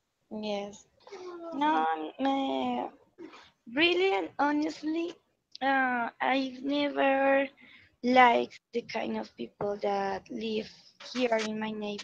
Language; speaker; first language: English; non-native, learner; Spanish